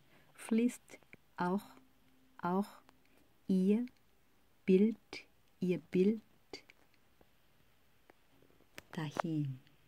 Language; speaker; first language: German; non-native, fluent; Korean